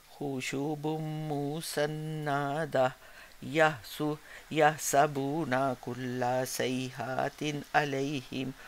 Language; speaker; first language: Arabic; non-native, learner; Hindi